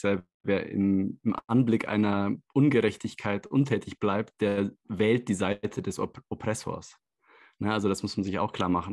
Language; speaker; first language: German; native; German